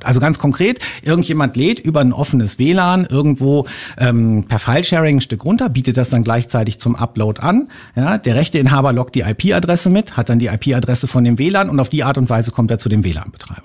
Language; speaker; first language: German; native; German